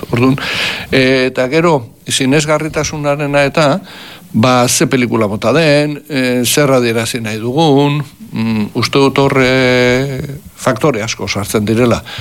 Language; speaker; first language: Basque; native; Basque